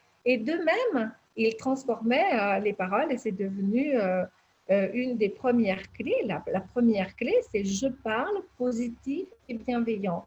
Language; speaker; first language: French; native; French